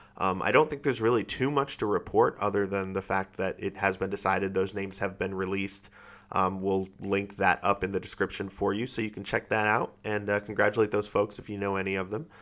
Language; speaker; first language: English; native; English